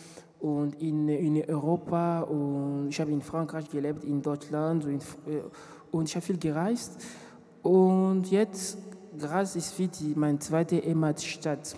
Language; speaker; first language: German; non-native, learner; French